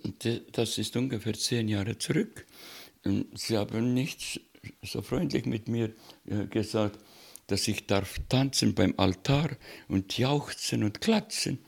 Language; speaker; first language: German; non-native, fluent; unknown